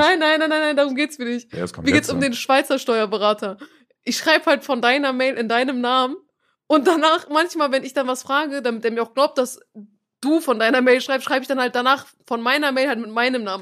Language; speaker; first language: German; native; German